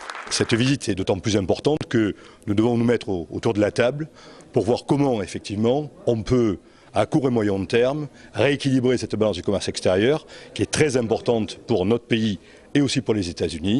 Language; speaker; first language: French; native; French